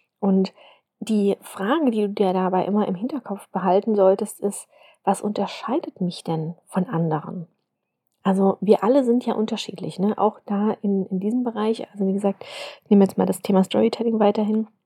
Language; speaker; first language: German; native; German